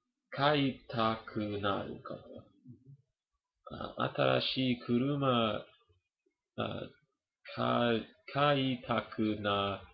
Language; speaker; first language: Japanese; non-native, learner; English